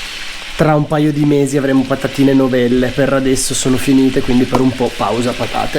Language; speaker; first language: Italian; native; Italian